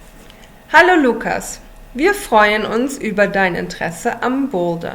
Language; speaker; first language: German; non-native, fluent; English